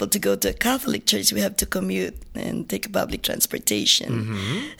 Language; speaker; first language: English; non-native, local second language; Filipino